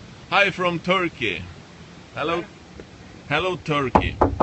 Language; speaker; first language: English; non-native, learner; Swedish